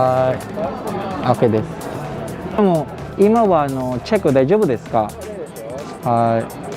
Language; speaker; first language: Japanese; non-native, learner; Filipino